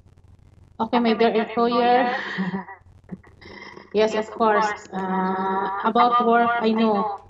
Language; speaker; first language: English; non-native, learner; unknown